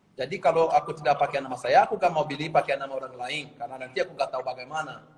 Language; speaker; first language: Indonesian; non-native, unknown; Portuguese